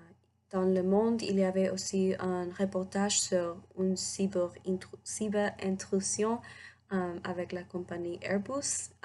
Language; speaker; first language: French; non-native, learner; English